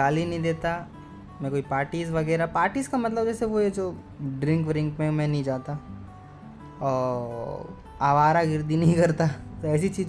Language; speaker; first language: Hindi; native; Hindi